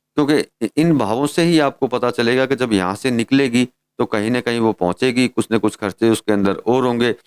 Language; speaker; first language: Hindi; native; Hindi